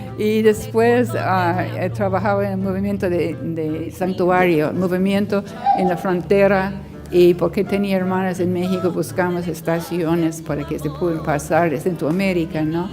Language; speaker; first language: Spanish; non-native, learner; English